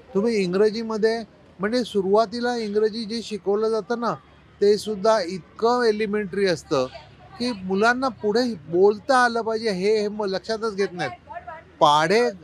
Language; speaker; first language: Marathi; native; Marathi